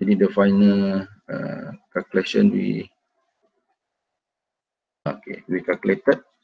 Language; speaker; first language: English; non-native, local second language; Malay